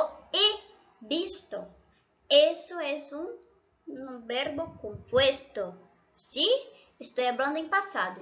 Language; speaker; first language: Spanish; non-native, fluent; Portuguese